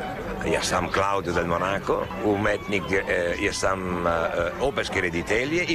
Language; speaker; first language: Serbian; non-native, learner; Italian